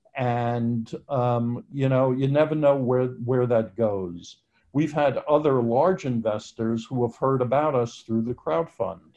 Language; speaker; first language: English; native; English